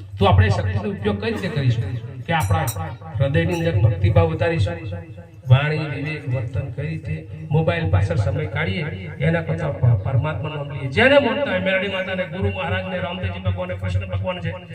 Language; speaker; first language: Gujarati; native; Gujarati